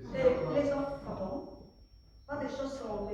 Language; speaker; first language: French; non-native, fluent; Vietnamese